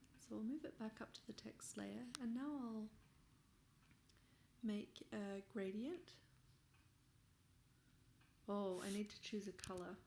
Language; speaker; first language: English; native; English